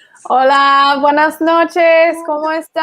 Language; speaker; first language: Spanish; non-native, fluent; English